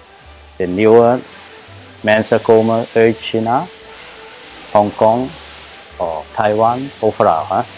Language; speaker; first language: Dutch; non-native, learner; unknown